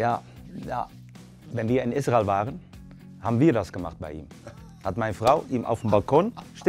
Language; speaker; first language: German; non-native, fluent; Dutch